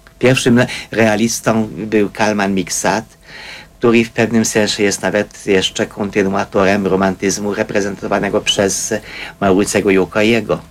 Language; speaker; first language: Polish; non-native, fluent; Hungarian